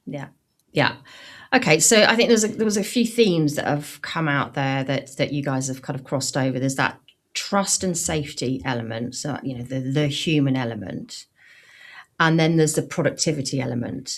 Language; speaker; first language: English; native; English